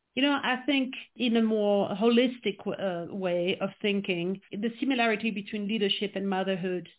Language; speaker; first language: English; non-native, fluent; French